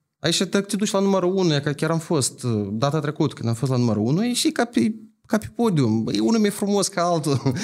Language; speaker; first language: Romanian; native; Romanian